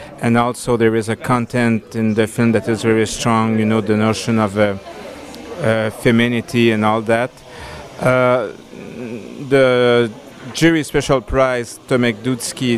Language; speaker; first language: English; non-native, fluent; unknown